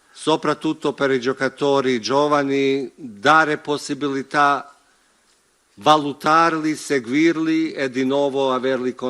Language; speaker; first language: Italian; non-native, fluent; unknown